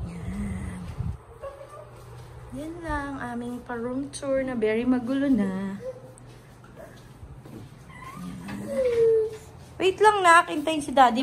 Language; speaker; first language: Filipino; native; Filipino